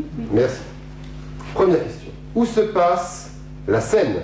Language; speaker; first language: French; native; French